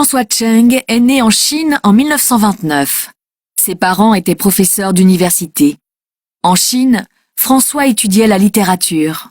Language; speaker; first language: French; native; French